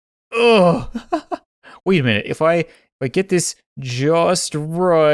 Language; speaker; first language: English; native; English